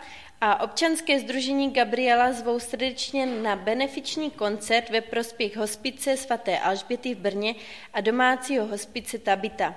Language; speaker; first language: Czech; native; Czech